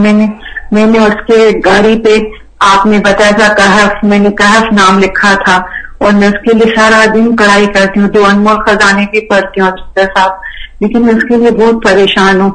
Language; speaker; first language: Urdu; native; Urdu